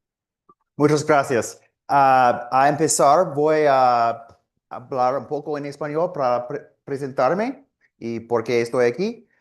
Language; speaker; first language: Spanish; non-native, learner; English